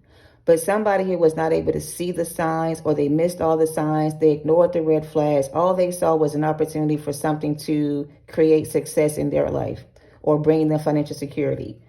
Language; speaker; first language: English; native; English